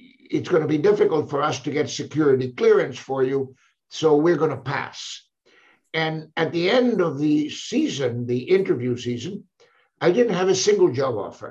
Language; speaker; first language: English; non-native, fluent; Spanish